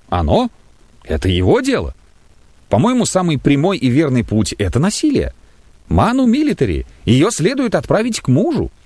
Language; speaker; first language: Russian; native; Russian